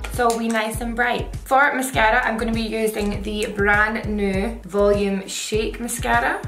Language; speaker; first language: English; native; English